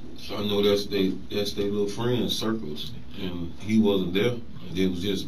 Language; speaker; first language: English; native; English